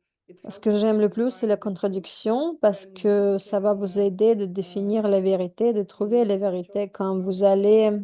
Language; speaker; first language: French; non-native, fluent; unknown